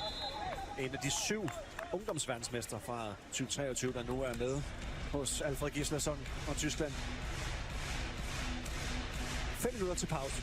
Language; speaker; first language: Danish; native; Danish